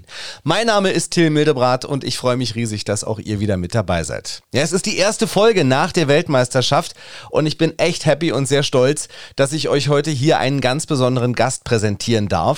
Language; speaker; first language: German; native; German